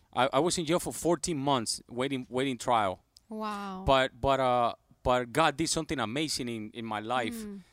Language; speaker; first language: English; non-native, fluent; Spanish